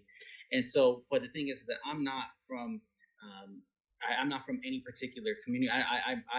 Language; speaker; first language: English; native; English